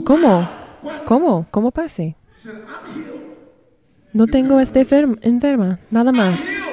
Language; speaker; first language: Spanish; non-native, learner; English